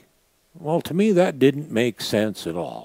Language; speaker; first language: English; native; English